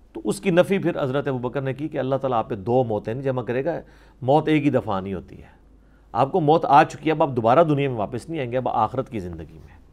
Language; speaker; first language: Urdu; non-native, local second language; Punjabi